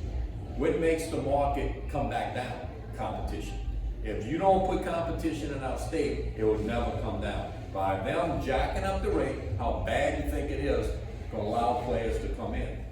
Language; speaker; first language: English; native; English